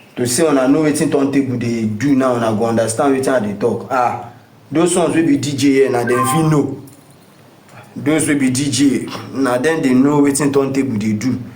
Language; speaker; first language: Nigerian Pidgin; non-native, local second language; Yoruba